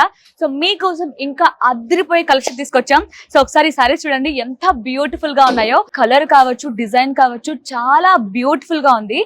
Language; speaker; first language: Telugu; native; Telugu